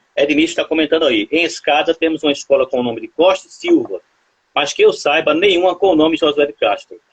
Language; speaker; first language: Portuguese; native; Portuguese